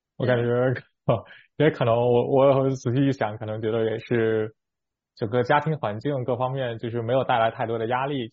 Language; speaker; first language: Chinese; native; Chinese